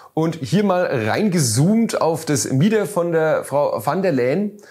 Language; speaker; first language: German; native; German